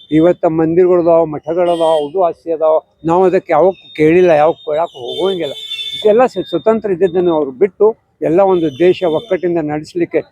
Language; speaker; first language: Kannada; non-native, local second language; Urdu